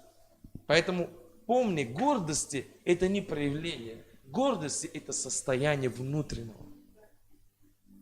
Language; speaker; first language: Russian; non-native, fluent; French